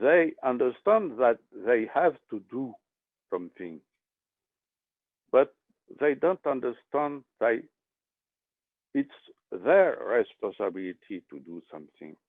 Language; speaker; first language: English; non-native, learner; French